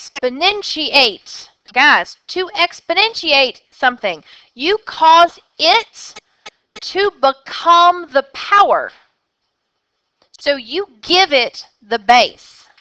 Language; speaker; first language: English; native; English